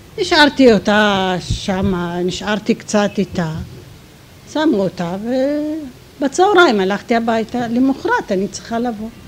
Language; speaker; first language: Hebrew; non-native, fluent; Arabic